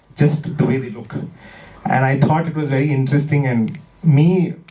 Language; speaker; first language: English; non-native, local second language; Malayalam